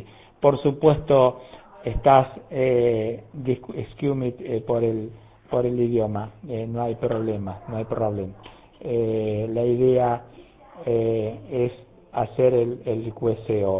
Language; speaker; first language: Spanish; native; Spanish